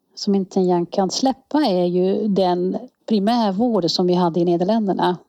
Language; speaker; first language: Swedish; non-native, fluent; Dutch